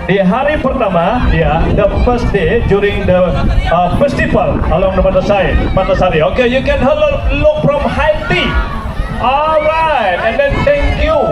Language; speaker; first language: English; non-native, learner; Indonesian